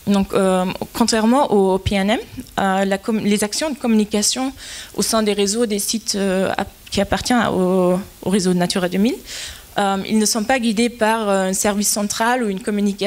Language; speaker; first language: French; non-native, fluent; German